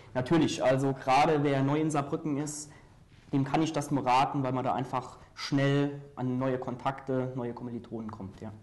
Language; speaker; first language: German; native; German